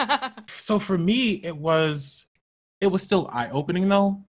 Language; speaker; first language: English; native; English